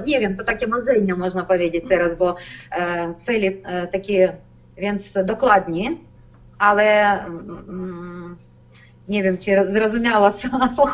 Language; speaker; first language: Polish; non-native, learner; Ukrainian